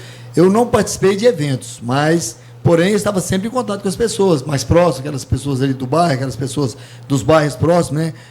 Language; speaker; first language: Portuguese; native; Portuguese